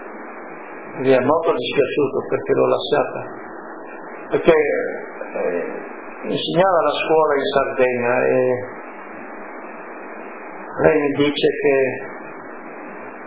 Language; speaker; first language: Italian; native; Italian